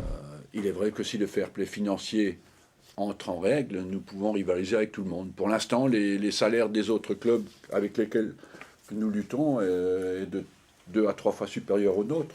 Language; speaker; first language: French; native; French